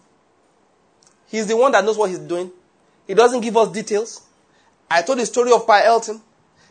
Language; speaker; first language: English; non-native, local second language; Yoruba